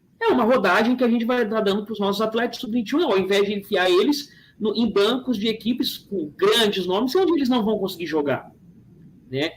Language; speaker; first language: Portuguese; native; Portuguese